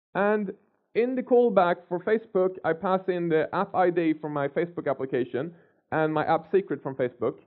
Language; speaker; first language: English; non-native, fluent; Swedish